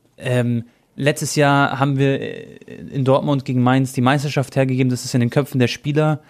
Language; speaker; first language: German; early bilingual, other home language; Croatian